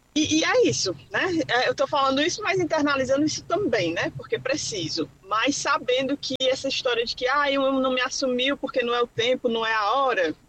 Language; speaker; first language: Portuguese; native; Portuguese